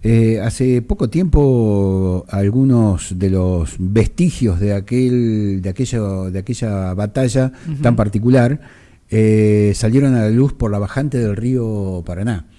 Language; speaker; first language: Spanish; native; Spanish